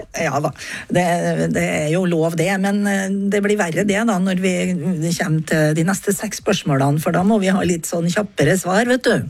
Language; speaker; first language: Norwegian; native; Norwegian